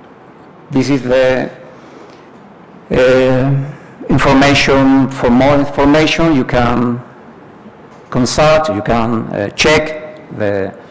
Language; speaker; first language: English; non-native, fluent; Spanish